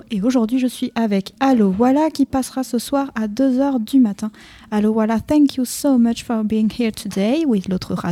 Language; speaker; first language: French; native; French